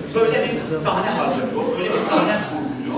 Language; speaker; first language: Turkish; native; Turkish